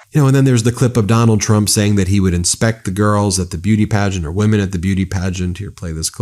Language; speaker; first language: English; native; English